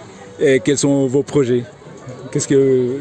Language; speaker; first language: French; non-native, learner; Spanish